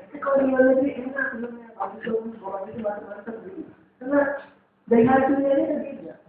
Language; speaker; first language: Indonesian; native; Indonesian